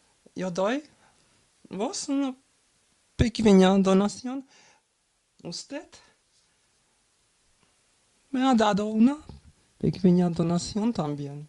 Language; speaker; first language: Spanish; non-native, learner; German